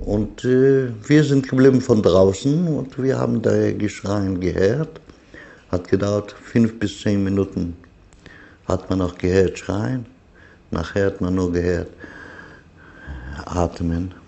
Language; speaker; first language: German; non-native, fluent; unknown